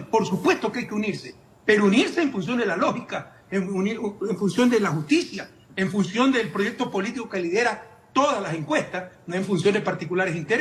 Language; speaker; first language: Spanish; native; Spanish